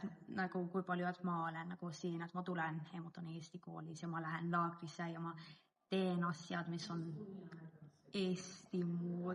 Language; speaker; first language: Estonian; early bilingual, heritage; English